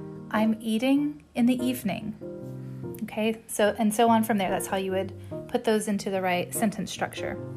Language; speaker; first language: English; native; English